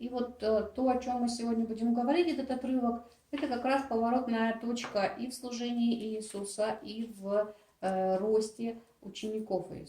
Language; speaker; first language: Russian; native; Russian